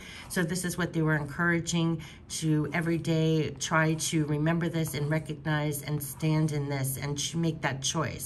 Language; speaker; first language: English; native; English